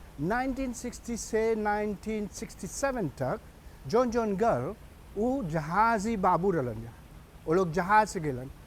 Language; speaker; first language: Bhojpuri; early bilingual, heritage; Bhojpuri